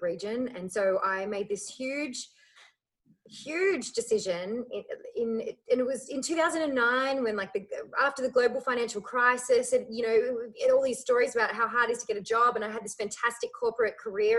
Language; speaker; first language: English; native; English